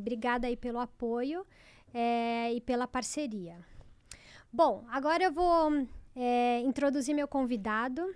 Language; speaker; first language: Portuguese; native; Portuguese